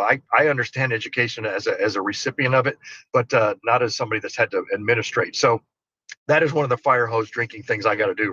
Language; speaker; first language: English; native; English